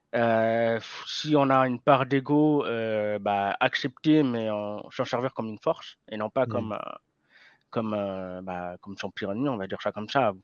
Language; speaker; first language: French; native; French